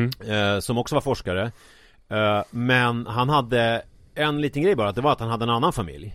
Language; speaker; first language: Swedish; native; Swedish